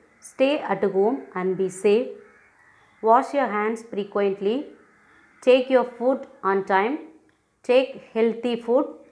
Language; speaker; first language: English; non-native, local second language; Tamil